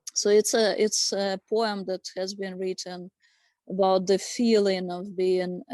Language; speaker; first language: English; non-native, fluent; Ukrainian